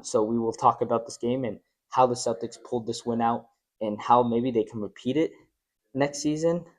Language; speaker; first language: English; native; English